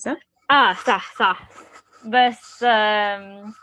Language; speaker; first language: Arabic; non-native, learner; English